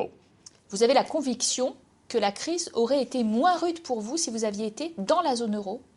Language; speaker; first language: French; native; French